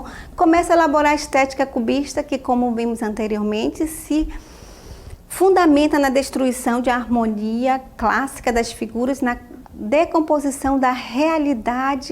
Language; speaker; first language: Portuguese; native; Portuguese